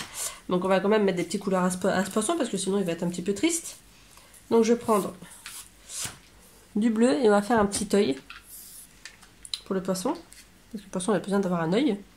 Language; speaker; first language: French; native; French